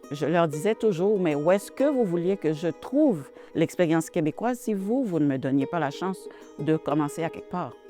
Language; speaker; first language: French; non-native, local second language; Haitian Creole